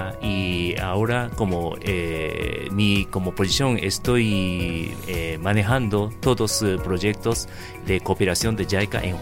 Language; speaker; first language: Spanish; non-native, learner; Japanese